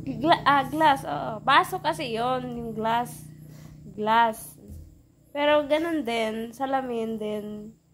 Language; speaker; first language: Filipino; non-native, local second language; Bikol